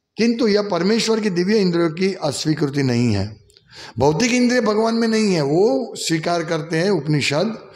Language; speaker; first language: Hindi; non-native, local second language; Gujarati